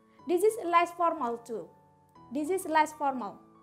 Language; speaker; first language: English; non-native, fluent; Indonesian